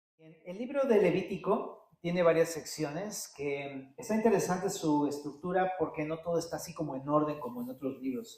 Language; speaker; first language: Spanish; native; Spanish